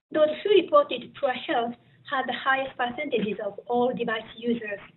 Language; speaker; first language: English; non-native, fluent; Japanese